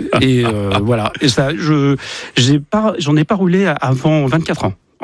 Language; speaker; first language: French; native; French